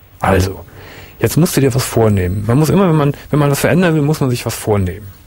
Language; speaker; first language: German; native; German